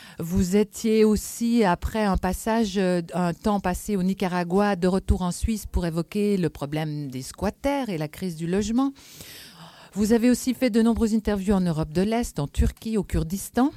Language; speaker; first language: French; native; French